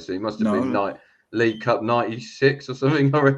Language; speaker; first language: English; native; English